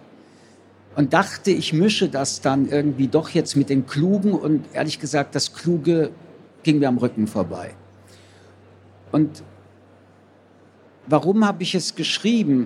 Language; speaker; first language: German; early bilingual, other home language; French